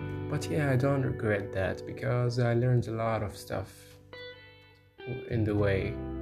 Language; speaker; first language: English; non-native, fluent; Arabic